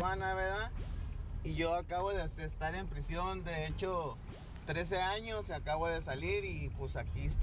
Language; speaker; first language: Spanish; native; Spanish